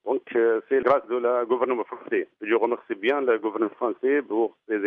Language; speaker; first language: French; non-native, fluent; Arabic